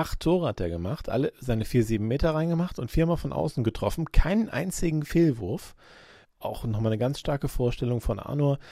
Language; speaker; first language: German; native; German